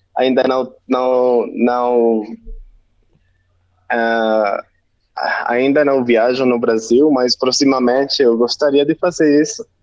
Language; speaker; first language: Portuguese; non-native, learner; Spanish